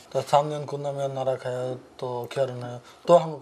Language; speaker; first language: Korean; non-native, learner; Bangla